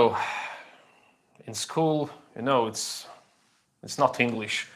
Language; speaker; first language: English; non-native, learner; Russian